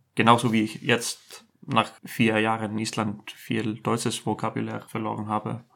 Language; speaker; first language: German; non-native, fluent; Icelandic